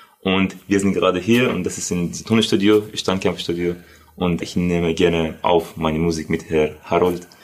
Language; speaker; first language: German; non-native, learner; Persian